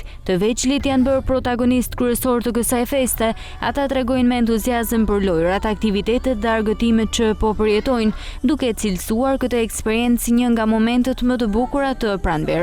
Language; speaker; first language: Albanian; native; Albanian